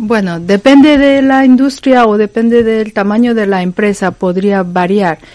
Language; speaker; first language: Spanish; non-native, fluent; Korean